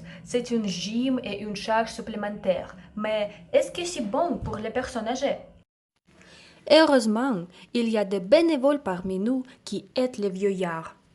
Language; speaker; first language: French; non-native, fluent; Russian